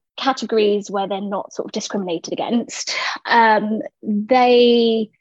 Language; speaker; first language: English; native; English